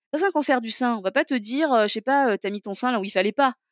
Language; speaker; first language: French; native; French